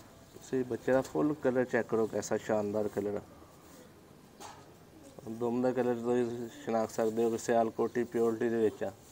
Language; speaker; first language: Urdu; non-native, local second language; Punjabi